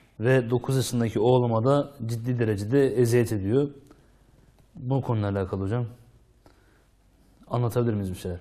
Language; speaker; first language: Turkish; native; Turkish